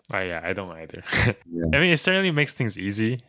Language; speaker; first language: English; early bilingual, other home language; Chinese